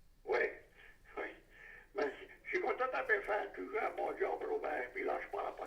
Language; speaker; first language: French; native; French